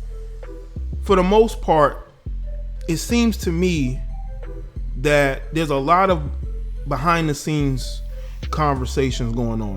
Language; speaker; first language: English; native; English